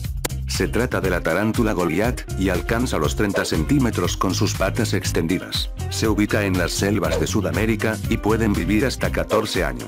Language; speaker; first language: Spanish; native; Spanish